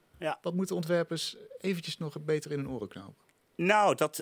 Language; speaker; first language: Dutch; native; Dutch